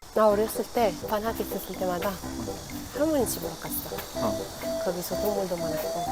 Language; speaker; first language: Korean; non-native, fluent; Arabic